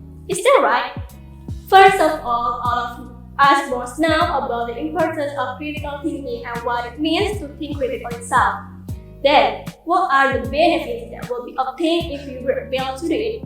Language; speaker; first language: English; non-native, learner; Indonesian